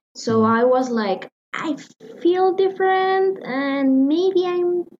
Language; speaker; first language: English; non-native, learner; Spanish